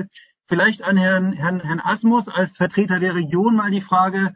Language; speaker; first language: German; native; German